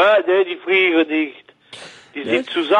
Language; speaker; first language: German; non-native, learner; French